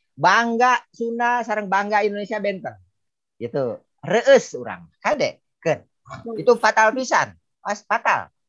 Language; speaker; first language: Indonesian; non-native, local second language; Sundanese